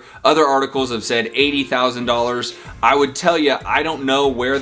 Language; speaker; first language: English; native; English